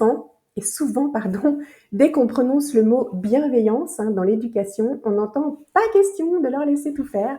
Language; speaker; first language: French; native; French